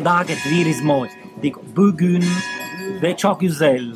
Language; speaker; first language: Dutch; non-native, learner; Italian